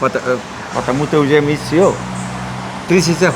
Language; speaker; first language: Russian; non-native, learner; Spanish